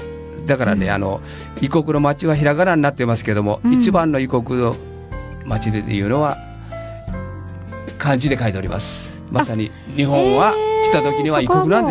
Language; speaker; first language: Japanese; native; Japanese